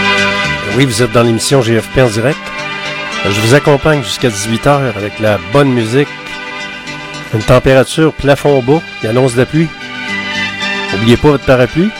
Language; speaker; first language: French; native; French